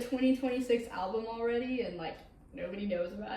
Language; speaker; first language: English; native; English